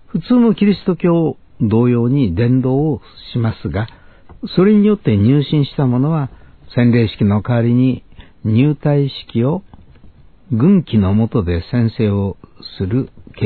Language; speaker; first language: Japanese; native; Japanese